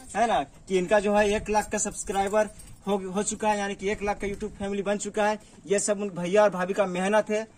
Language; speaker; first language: Hindi; native; Hindi